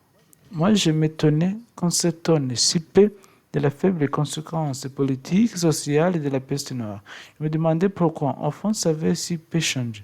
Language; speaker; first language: French; non-native, learner; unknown